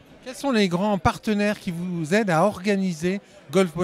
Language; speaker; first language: French; native; French